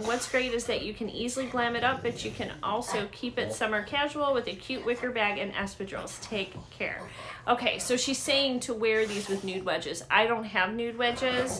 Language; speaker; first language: English; native; English